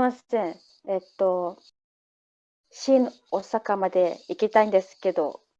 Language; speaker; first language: Japanese; non-native, learner; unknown